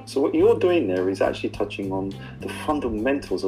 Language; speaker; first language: English; non-native, local second language; Urdu